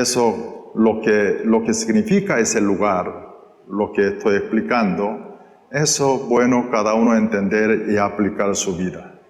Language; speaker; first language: Spanish; non-native, fluent; Korean